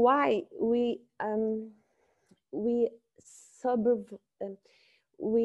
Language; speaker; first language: English; non-native, learner; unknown